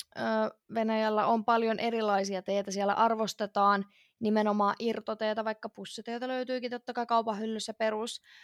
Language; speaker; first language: Finnish; early bilingual, other home language; Russian